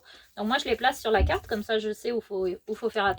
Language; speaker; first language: French; native; French